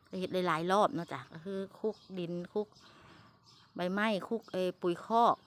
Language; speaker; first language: Thai; non-native, local second language; Lao